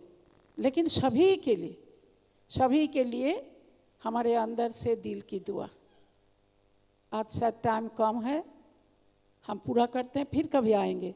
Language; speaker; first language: Hindi; non-native, local second language; Bangla